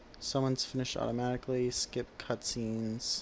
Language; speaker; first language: English; native; English